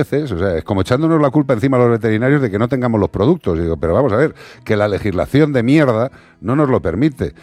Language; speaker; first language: Spanish; native; Spanish